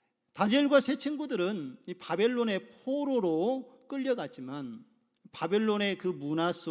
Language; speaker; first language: Korean; native; Korean